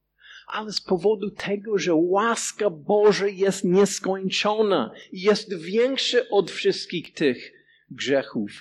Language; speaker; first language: Polish; non-native, fluent; English